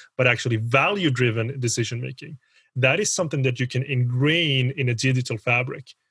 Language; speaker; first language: English; early bilingual, other home language; Spanish